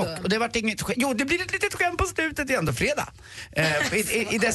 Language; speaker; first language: Swedish; native; Swedish